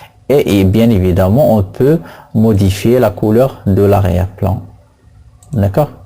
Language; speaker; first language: French; non-native, local second language; Arabic